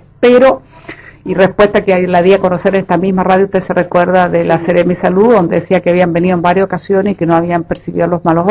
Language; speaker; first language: Spanish; native; Spanish